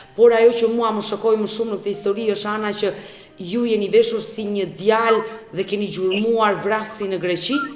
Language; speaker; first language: Albanian; native; Albanian